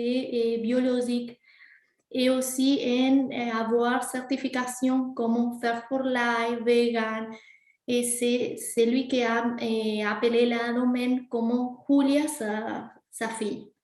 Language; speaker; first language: French; non-native, fluent; Spanish